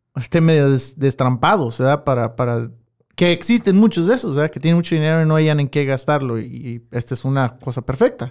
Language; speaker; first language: Spanish; early bilingual, heritage; Spanish